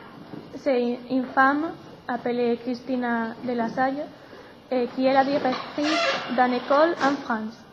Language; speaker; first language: French; non-native, learner; Spanish